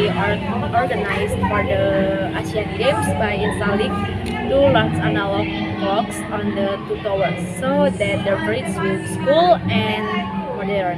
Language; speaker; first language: English; non-native, learner; Indonesian